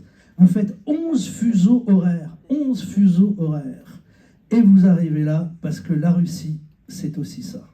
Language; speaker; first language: French; native; French